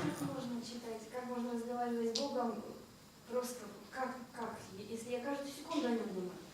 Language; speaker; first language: Russian; native; Russian